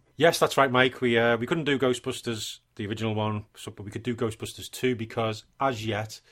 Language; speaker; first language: English; native; English